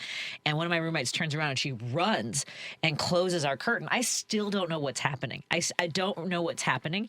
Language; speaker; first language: English; native; English